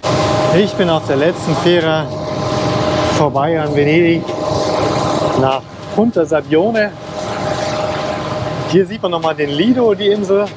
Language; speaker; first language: German; native; German